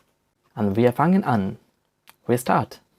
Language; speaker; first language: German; non-native, fluent; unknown